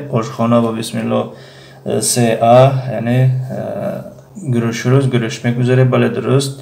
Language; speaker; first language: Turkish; non-native, fluent; Tajik